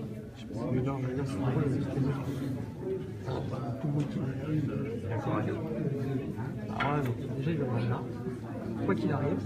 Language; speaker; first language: French; native; French